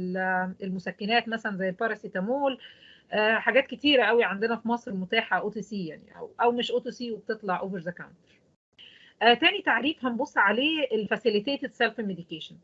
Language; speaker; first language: Arabic; native; Arabic